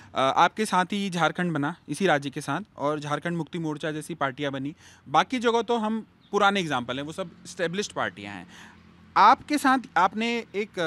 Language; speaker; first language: Hindi; native; Hindi